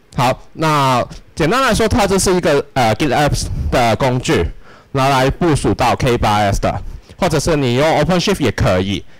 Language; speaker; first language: Chinese; non-native, local second language; Cantonese